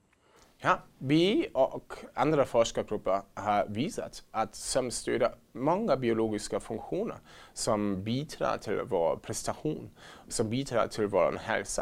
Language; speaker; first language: Swedish; non-native, fluent; German